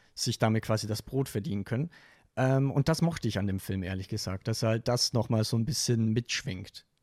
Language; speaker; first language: German; native; German